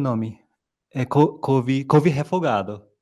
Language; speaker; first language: Portuguese; non-native, fluent; Japanese